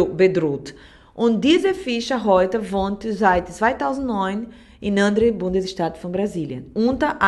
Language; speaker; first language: German; non-native, learner; Portuguese